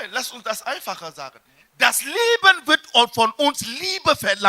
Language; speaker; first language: German; non-native, fluent; French